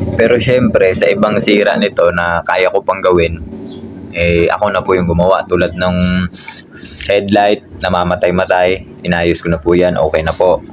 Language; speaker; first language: Filipino; native; Filipino